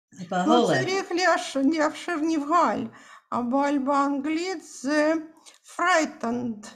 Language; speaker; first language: Hebrew; non-native, fluent; Russian